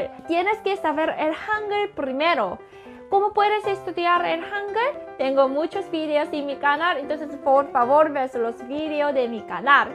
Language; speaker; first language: Spanish; non-native, fluent; Korean